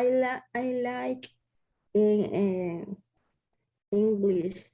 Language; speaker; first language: English; non-native, learner; Spanish